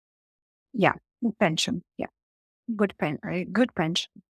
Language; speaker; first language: English; non-native, learner; Russian